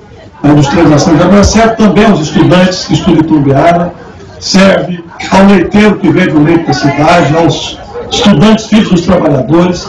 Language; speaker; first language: Portuguese; native; Portuguese